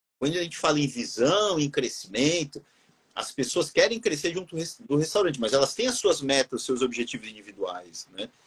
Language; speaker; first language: Portuguese; native; Portuguese